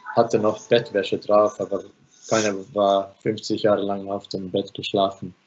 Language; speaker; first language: German; non-native, fluent; Finnish